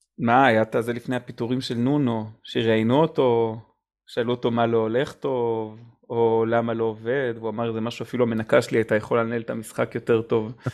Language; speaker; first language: Hebrew; native; Hebrew